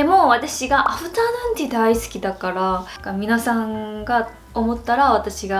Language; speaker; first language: Japanese; non-native, fluent; Korean